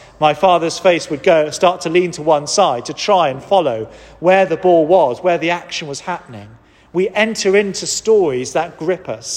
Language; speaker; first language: English; native; English